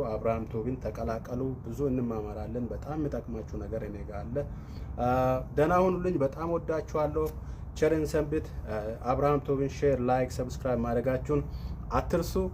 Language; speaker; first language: Amharic; non-native, local second language; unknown